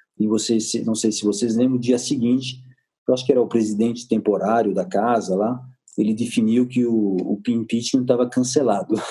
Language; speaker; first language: Portuguese; non-native, fluent; French